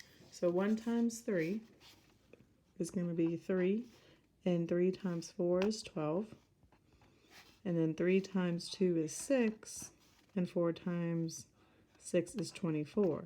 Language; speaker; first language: English; native; English